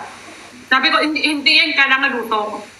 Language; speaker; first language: Filipino; non-native, local second language; Cebuano